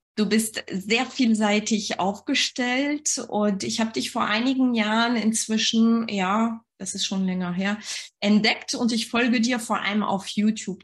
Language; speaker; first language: German; non-native, fluent; French